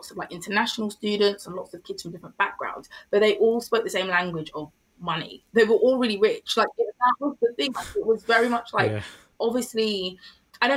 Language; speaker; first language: English; native; English